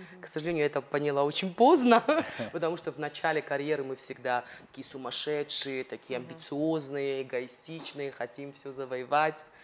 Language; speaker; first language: Russian; non-native, local second language; Ossetic